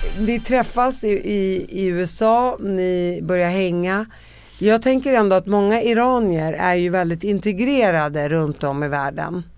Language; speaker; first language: Swedish; early bilingual, other home language; Arabic